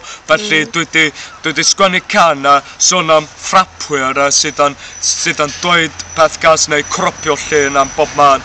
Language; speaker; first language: Welsh; non-native, learner; English